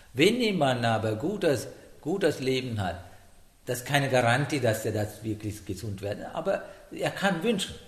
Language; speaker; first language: German; non-native, learner; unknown